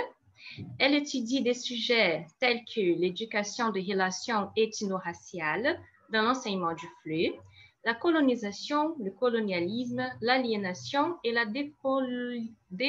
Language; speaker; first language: French; non-native, fluent; Portuguese